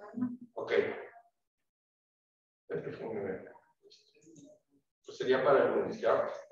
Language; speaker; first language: Spanish; native; Spanish